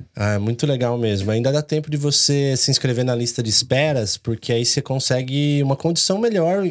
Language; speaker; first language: Portuguese; native; Portuguese